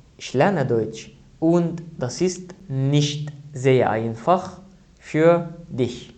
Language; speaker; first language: German; non-native, learner; Arabic